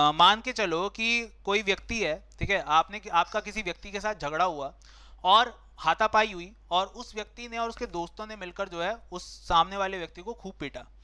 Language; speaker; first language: Hindi; native; Hindi